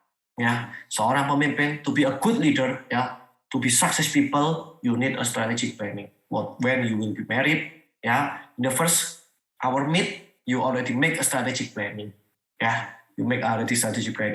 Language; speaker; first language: English; non-native, learner; Indonesian